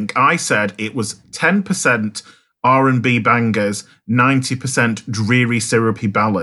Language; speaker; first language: English; native; English